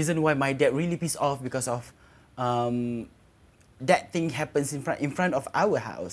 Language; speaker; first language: English; non-native, local second language; Malay